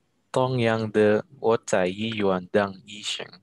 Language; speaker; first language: Chinese; non-native, learner; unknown